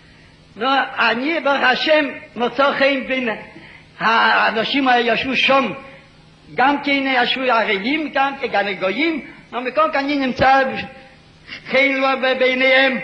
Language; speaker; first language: Hebrew; non-native, fluent; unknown